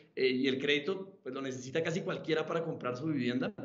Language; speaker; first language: Spanish; native; Spanish